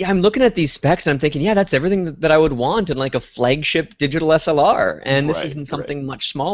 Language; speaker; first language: English; native; English